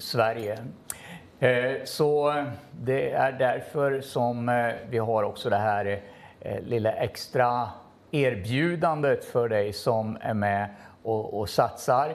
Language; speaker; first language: Swedish; native; Swedish